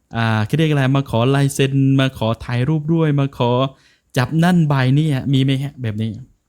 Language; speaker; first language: Thai; non-native, local second language; Northern Khmer